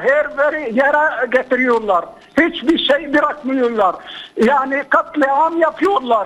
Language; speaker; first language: Turkish; non-native, fluent; Arabic